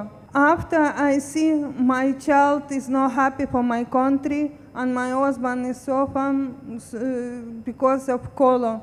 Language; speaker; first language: English; non-native, learner; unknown